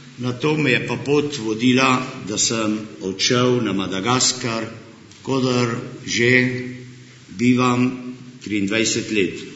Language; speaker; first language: Slovenian; early bilingual, heritage; Slovenian